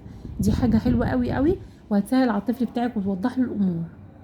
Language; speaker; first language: Arabic; native; Arabic